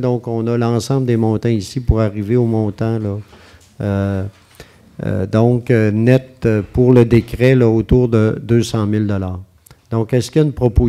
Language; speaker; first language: French; native; French